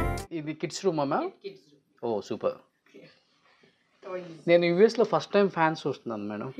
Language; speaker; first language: Telugu; native; Telugu